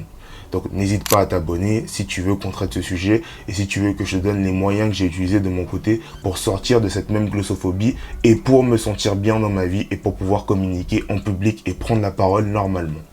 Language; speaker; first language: French; native; French